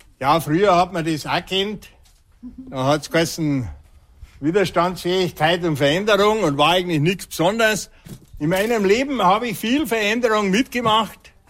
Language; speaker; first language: German; native; German